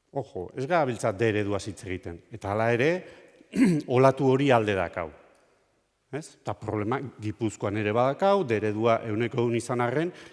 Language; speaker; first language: Basque; native; Basque